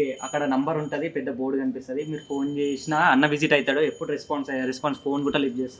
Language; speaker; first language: Telugu; native; Telugu